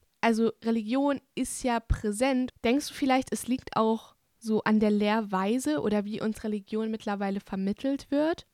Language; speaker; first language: German; native; German